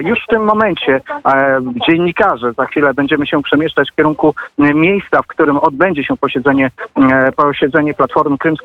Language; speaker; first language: Polish; native; Polish